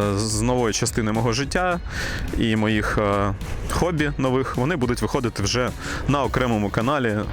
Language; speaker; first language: Ukrainian; non-native, local second language; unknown